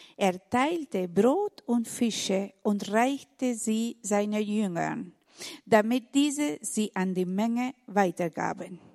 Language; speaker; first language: German; non-native, learner; Spanish